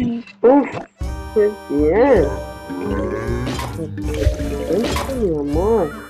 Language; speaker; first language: Spanish; non-native, learner; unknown